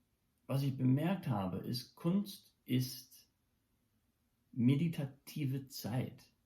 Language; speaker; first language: German; non-native, local second language; English